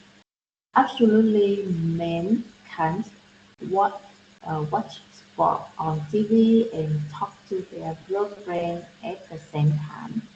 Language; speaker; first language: English; non-native, learner; Vietnamese